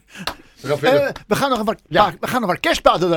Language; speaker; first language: Dutch; native; Dutch